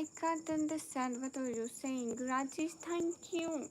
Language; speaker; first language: English; non-native, learner; Urdu